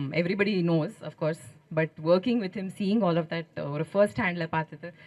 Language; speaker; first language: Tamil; non-native, learner; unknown